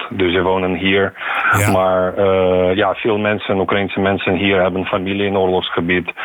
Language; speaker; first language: Dutch; non-native, fluent; Ukrainian